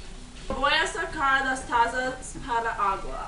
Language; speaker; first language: Spanish; non-native, learner; English